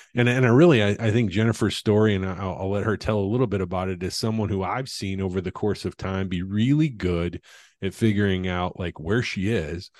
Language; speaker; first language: English; native; English